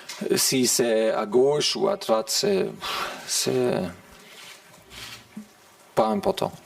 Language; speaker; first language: French; non-native, fluent; German